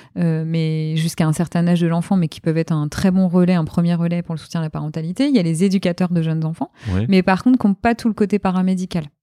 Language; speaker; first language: French; native; French